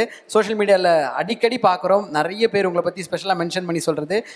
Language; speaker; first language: Tamil; native; Tamil